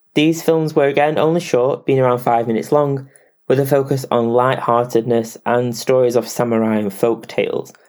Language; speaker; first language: English; native; English